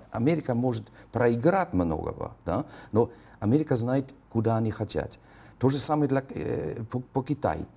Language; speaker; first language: Russian; non-native, fluent; German